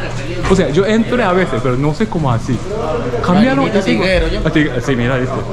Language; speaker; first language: Spanish; non-native, learner; Japanese